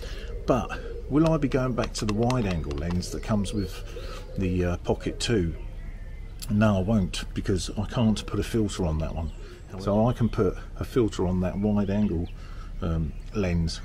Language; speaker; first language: English; native; English